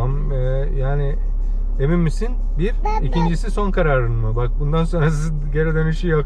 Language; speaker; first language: Turkish; early bilingual, heritage; Turkish